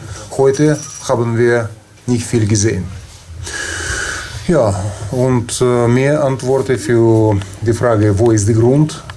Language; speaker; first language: German; non-native, fluent; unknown